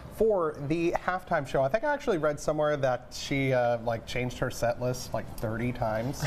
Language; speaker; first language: English; native; English